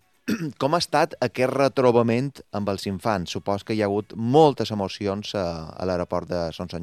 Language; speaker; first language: Catalan; native; Catalan